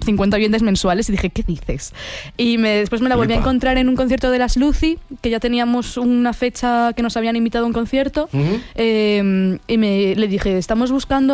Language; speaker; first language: Spanish; native; Spanish